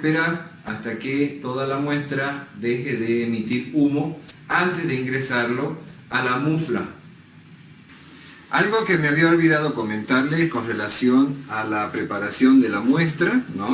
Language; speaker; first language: Spanish; native; Spanish